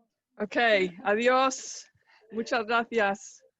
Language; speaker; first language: Spanish; non-native, fluent; English